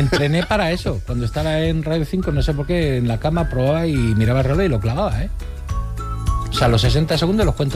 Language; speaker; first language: Spanish; native; Spanish